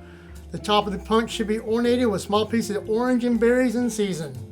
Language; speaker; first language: English; native; English